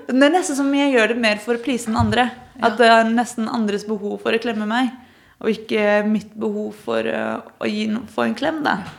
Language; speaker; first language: Norwegian; early bilingual, other home language; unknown